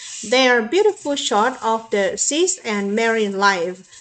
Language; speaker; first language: English; non-native, fluent; Thai